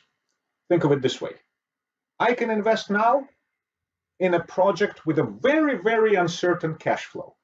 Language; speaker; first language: English; non-native, fluent; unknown